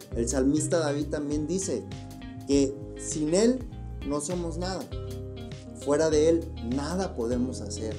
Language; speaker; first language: Spanish; native; Spanish